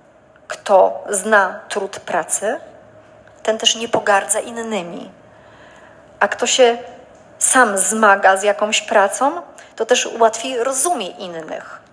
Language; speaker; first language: Polish; native; Polish